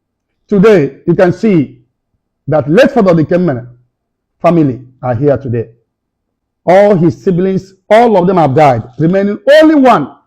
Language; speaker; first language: English; non-native, local second language; Igbo